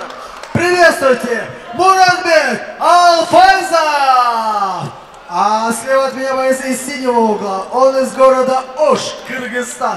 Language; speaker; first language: Russian; native; Russian